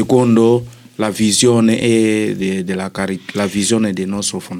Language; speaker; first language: Italian; non-native, learner; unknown